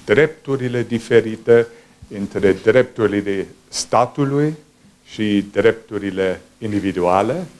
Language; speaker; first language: Romanian; non-native, fluent; German